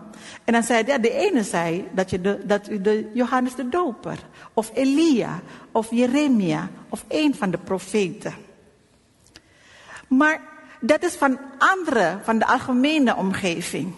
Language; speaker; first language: Dutch; non-native, fluent; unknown